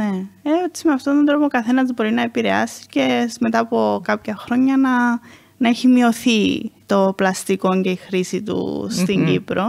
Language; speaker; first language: Greek; native; Greek